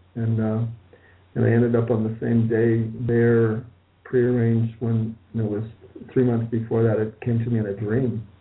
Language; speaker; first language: English; native; English